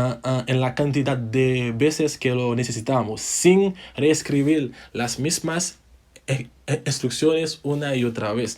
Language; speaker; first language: Spanish; non-native, fluent; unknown